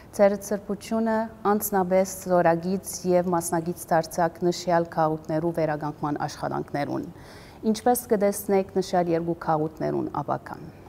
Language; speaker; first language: Armenian; early bilingual, heritage; Armenian